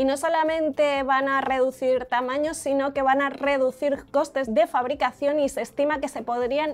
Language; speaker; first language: Spanish; native; Spanish